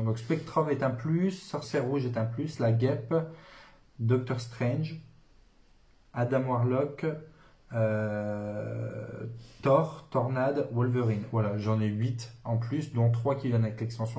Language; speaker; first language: French; native; French